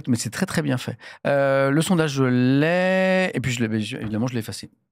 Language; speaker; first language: French; native; French